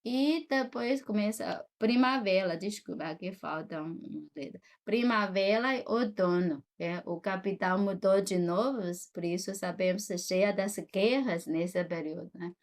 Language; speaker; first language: Portuguese; non-native, fluent; Chinese